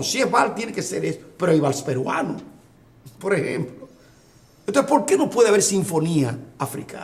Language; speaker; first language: Spanish; native; Spanish